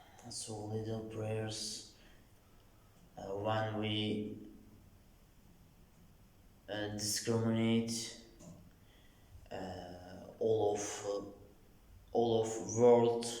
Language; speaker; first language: English; non-native, learner; Turkish